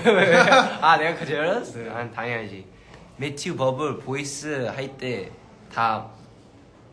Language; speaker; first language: Korean; early bilingual, heritage; Korean